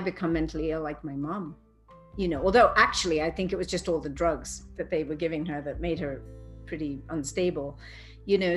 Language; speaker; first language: English; native; English